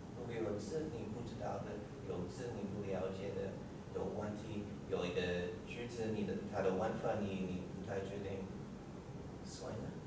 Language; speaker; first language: Chinese; non-native, learner; English